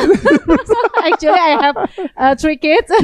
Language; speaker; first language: English; non-native, learner; Indonesian